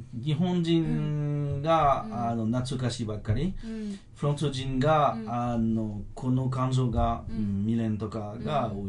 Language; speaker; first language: Japanese; non-native, fluent; French